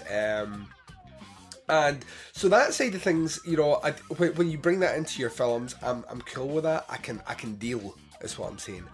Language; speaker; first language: English; native; English